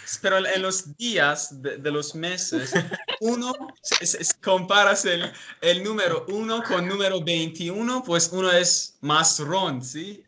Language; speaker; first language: Spanish; non-native, fluent; Persian